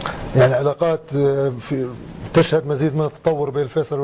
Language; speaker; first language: Arabic; native; Arabic